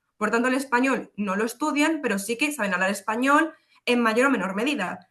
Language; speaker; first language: Spanish; early bilingual, other home language; Polish